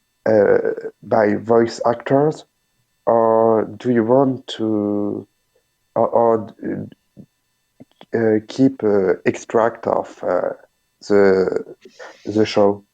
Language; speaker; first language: English; non-native, learner; French